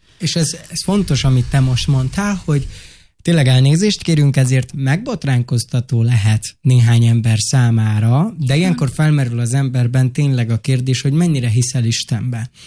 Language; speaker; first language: Hungarian; native; Hungarian